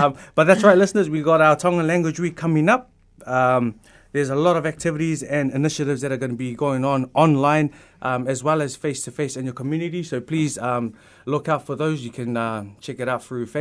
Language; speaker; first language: English; native; English